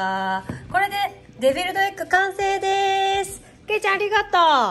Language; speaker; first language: Japanese; native; Japanese